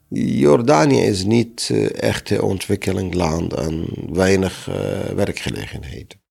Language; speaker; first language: Dutch; non-native, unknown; Arabic